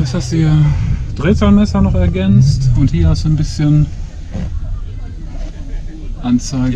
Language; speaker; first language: German; native; German